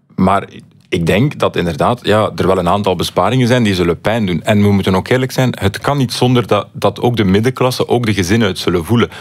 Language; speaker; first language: Dutch; native; Dutch